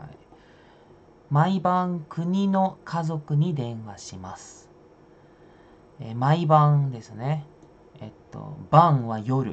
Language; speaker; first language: Japanese; non-native, fluent; Indonesian